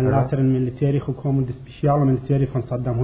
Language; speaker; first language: Dutch; non-native, learner; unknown